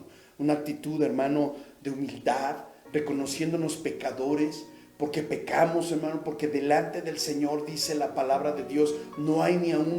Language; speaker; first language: Spanish; native; Spanish